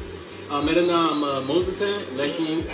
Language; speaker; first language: Hindi; non-native, learner; English